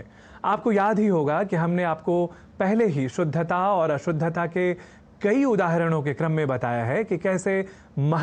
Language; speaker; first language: Hindi; native; Hindi